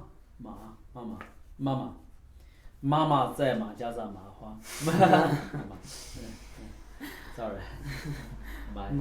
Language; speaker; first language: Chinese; non-native, learner; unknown